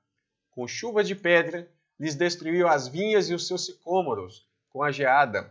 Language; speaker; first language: Portuguese; native; Portuguese